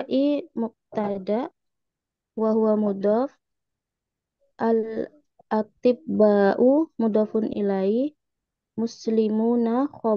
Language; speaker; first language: Arabic; non-native, learner; Malay